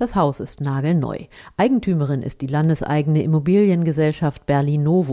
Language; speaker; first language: German; native; German